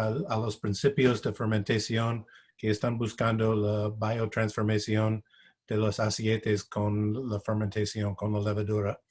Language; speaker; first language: Spanish; non-native, fluent; English